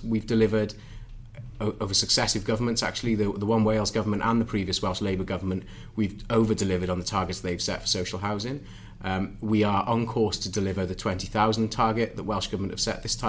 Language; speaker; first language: English; native; English